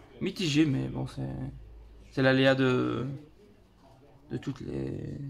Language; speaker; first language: French; native; French